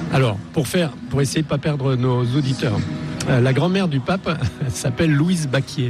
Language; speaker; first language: French; native; French